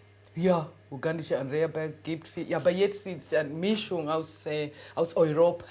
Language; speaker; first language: German; non-native, learner; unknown